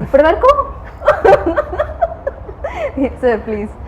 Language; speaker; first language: Telugu; native; Telugu